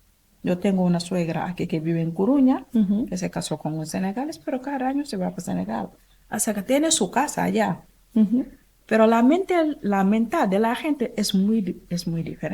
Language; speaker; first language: Spanish; non-native, learner; Wolof